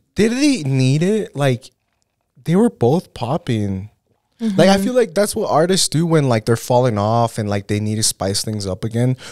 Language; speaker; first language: English; early bilingual, other home language; Spanish